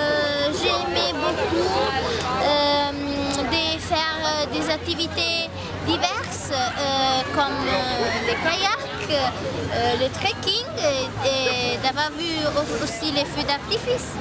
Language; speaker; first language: French; non-native, learner; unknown